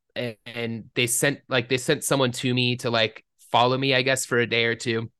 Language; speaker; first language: English; native; English